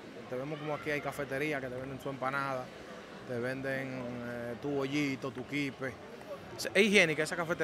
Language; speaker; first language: Spanish; native; Spanish